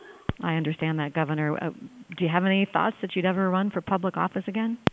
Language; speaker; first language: English; native; English